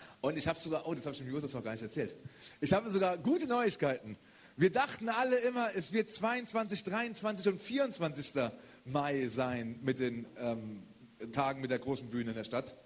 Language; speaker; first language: German; native; German